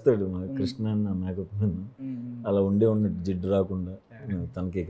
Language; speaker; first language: Telugu; native; Telugu